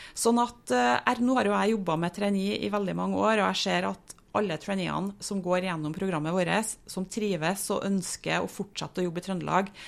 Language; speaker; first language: Norwegian; native; Norwegian